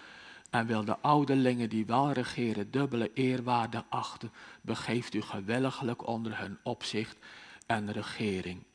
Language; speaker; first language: Dutch; native; Dutch